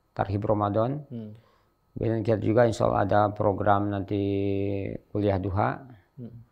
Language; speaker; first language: Indonesian; native; Indonesian